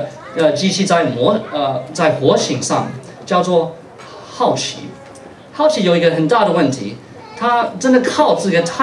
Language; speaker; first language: Chinese; non-native, fluent; English